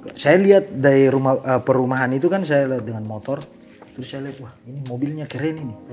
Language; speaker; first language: Indonesian; native; Indonesian